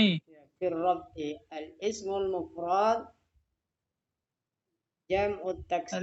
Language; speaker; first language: Arabic; non-native, fluent; Indonesian